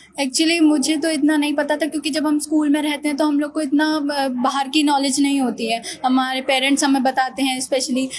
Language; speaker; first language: Hindi; native; Hindi